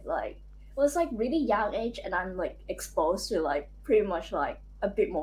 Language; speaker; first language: English; non-native, local second language; Cantonese